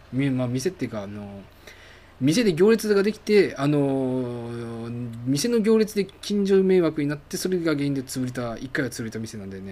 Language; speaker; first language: Japanese; native; Japanese